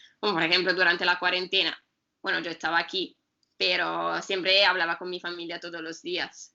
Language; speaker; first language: Spanish; non-native, fluent; Italian